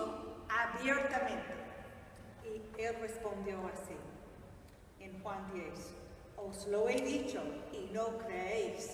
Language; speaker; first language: Spanish; non-native, fluent; English